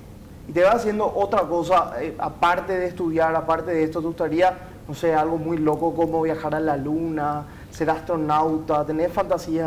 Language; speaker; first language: Spanish; native; Spanish